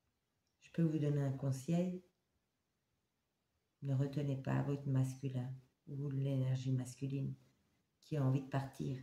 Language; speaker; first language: French; native; French